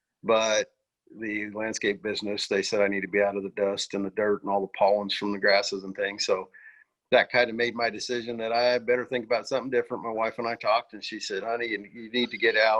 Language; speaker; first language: English; native; English